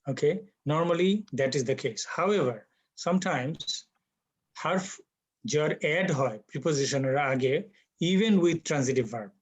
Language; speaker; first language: English; non-native, local second language; Bangla